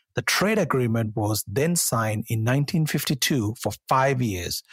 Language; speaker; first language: English; non-native, local second language; Sinhala